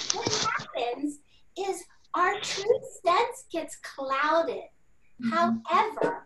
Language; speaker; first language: English; native; English